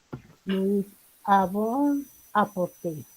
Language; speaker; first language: French; non-native, learner; Spanish